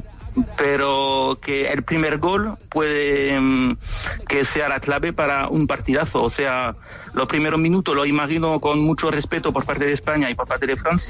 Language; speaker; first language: Spanish; non-native, fluent; French